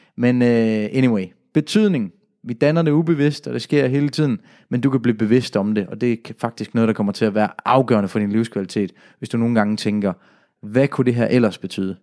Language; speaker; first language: Danish; native; Danish